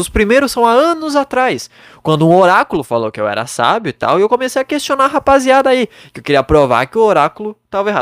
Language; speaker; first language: Portuguese; native; Portuguese